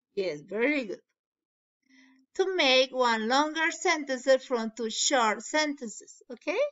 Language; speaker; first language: English; non-native, learner; Spanish